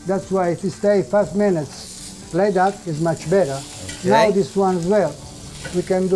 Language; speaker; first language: English; non-native, learner; Italian